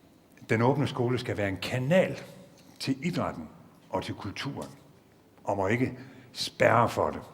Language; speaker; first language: Danish; native; Danish